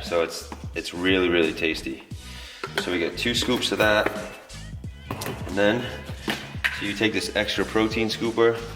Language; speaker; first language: English; native; English